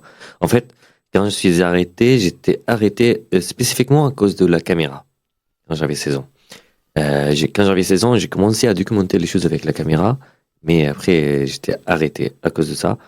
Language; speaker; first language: French; non-native, learner; Arabic